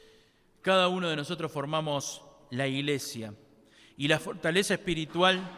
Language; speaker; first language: Spanish; native; Spanish